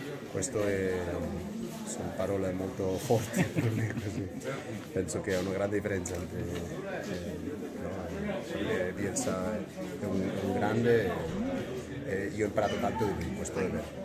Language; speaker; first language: Italian; non-native, fluent; Spanish